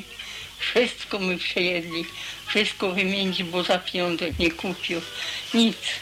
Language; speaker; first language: Polish; early bilingual, heritage; Polish